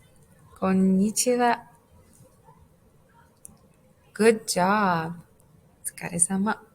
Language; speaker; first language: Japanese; non-native, fluent; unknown